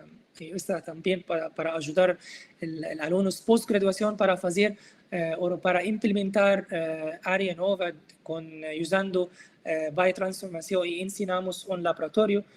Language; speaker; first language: Spanish; non-native, learner; Arabic